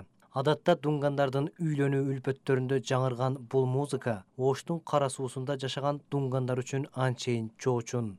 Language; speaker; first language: Kyrgyz; native; Kyrgyz